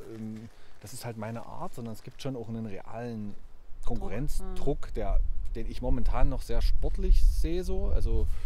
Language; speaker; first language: German; native; German